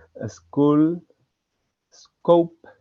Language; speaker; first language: English; non-native, learner; Spanish